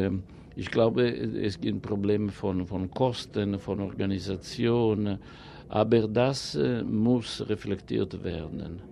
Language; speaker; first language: German; non-native, fluent; Italian